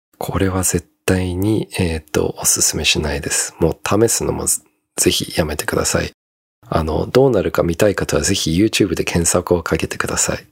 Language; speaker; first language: Japanese; native; Japanese